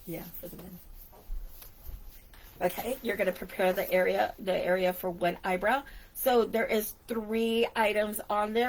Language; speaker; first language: English; native; English